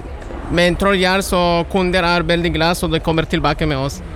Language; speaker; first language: Norwegian; non-native, learner; Spanish